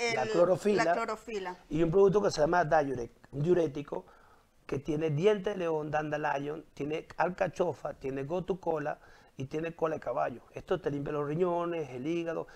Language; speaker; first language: Spanish; native; Spanish